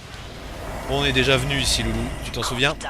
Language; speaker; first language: French; native; French